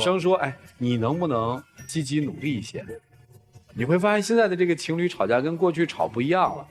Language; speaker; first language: Chinese; native; Chinese